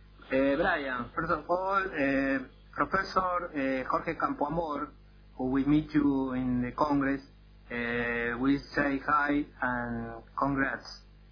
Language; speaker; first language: English; non-native, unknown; Spanish